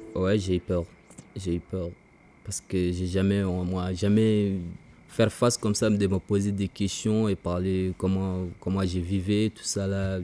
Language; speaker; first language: French; non-native, learner; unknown